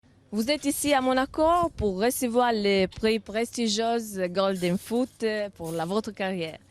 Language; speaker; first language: French; non-native, learner; Italian